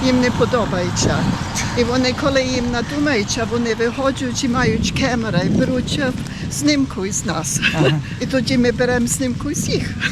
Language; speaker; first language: Ukrainian; early bilingual, heritage; Ukrainian